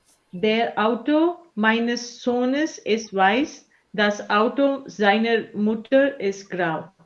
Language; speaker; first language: German; non-native, learner; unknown